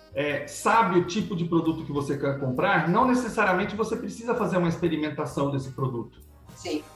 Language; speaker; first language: Portuguese; native; Portuguese